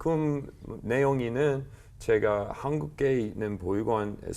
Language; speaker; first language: Korean; non-native, learner; English